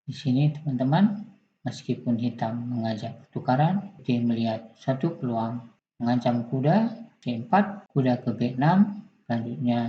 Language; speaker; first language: Indonesian; native; Indonesian